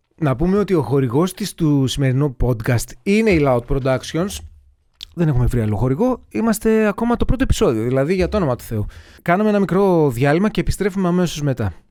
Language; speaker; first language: Greek; native; Greek